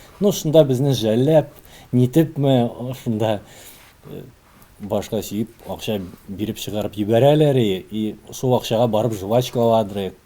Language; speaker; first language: Tatar; early bilingual, heritage; Tatar